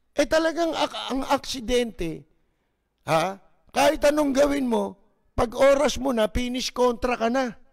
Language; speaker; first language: Filipino; native; Filipino